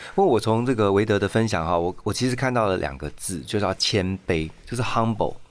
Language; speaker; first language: Chinese; native; Chinese